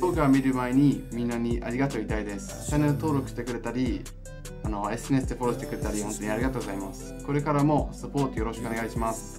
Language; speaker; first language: Japanese; non-native, fluent; English